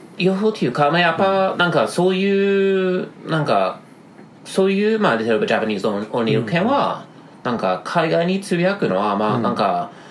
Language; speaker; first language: Japanese; non-native, fluent; English